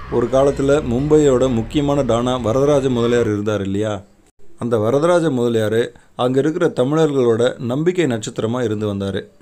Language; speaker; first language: Tamil; native; Tamil